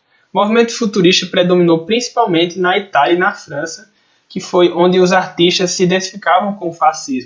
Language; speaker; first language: Portuguese; native; Portuguese